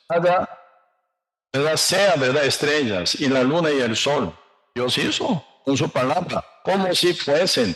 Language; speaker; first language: Spanish; non-native, learner; Korean